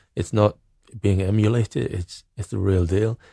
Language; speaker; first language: English; non-native, fluent; Swedish